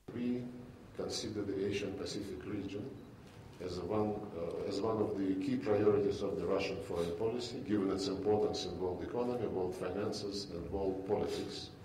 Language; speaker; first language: English; non-native, fluent; Russian